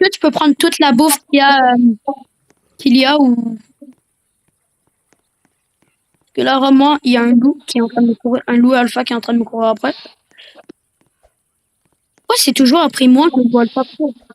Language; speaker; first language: French; native; French